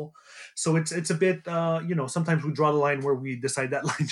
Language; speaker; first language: English; native; English